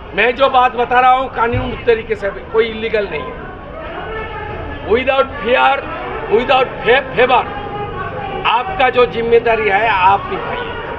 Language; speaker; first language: Hindi; non-native, local second language; Bangla